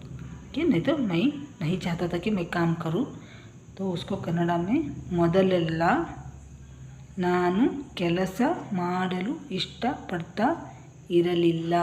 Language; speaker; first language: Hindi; non-native, local second language; Kannada